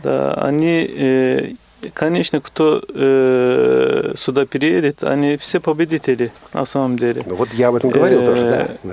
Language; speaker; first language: Russian; non-native, fluent; Turkish